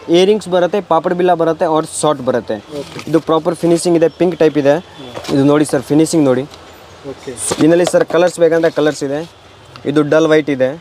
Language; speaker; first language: Kannada; non-native, local second language; Hindi